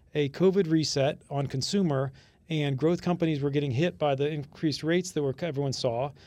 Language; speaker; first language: English; native; English